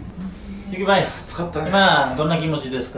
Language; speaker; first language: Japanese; non-native, learner; Nepali